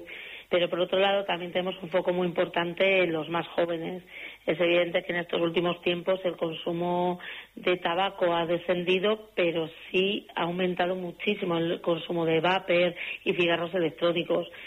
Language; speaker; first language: Spanish; native; Spanish